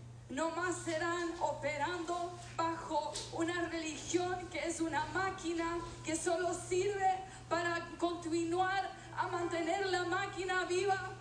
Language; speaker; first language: Spanish; native; Spanish